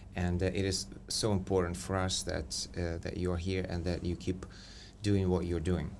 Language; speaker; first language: English; non-native, fluent; Ukrainian